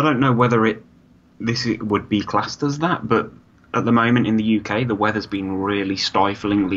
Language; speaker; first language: English; native; English